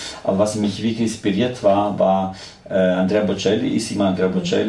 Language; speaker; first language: German; non-native, fluent; Italian